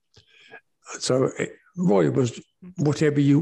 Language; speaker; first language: English; native; English